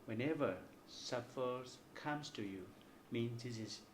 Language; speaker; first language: English; non-native, fluent; Burmese